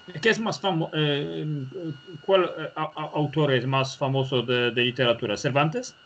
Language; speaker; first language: Spanish; non-native, learner; Polish